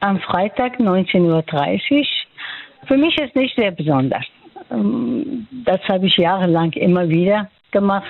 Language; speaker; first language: German; non-native, fluent; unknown